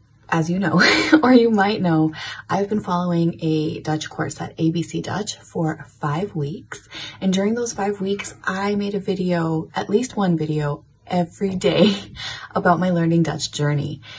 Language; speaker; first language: English; native; English